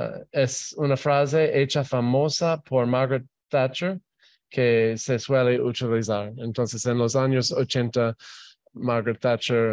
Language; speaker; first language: Spanish; non-native, fluent; English